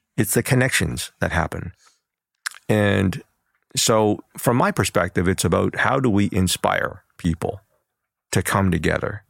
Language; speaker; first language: English; early bilingual, other home language; Chinese